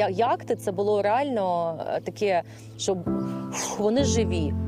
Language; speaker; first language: Ukrainian; native; Ukrainian